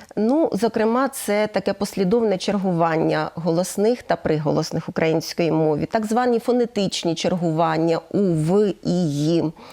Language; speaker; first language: Ukrainian; native; Ukrainian